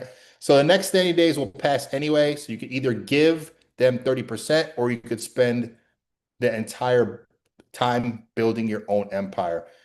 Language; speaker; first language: English; native; English